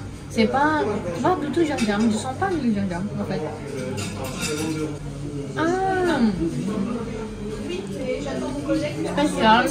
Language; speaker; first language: French; non-native, learner; Indonesian